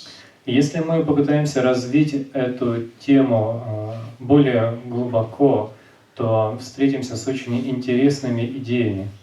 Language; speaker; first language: Russian; native; Russian